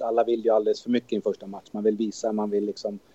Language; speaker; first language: Swedish; native; Swedish